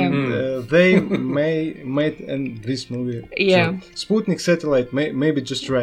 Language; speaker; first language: English; non-native, learner; Russian